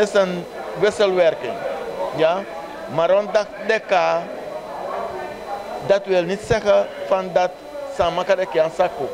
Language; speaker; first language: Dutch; non-native, local second language; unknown